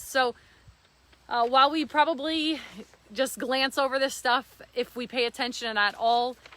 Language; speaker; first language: English; native; English